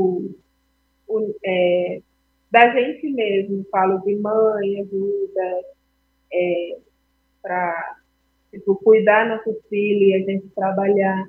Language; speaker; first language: Portuguese; non-native, fluent; Spanish